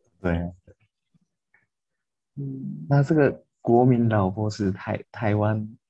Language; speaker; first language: Chinese; non-native, fluent; Japanese